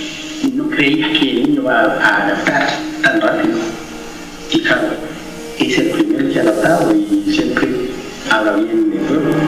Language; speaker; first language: Spanish; non-native, learner; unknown